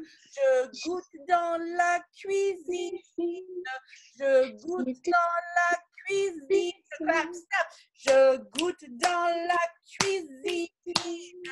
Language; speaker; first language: French; non-native, fluent; English